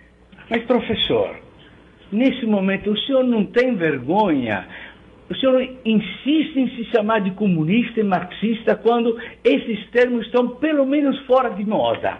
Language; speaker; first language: Portuguese; non-native, fluent; Italian